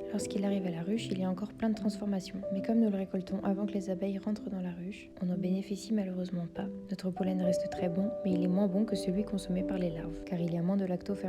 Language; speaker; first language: French; native; French